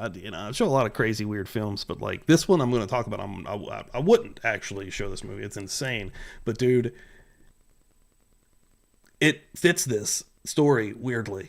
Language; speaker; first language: English; native; English